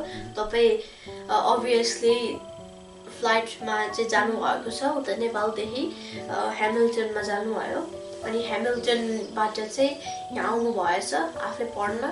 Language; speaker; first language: Nepali; early bilingual, heritage; Nepali